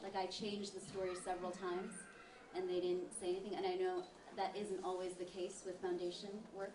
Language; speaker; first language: English; early bilingual, other home language; Italian